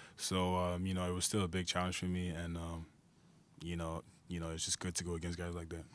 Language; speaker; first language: English; native; English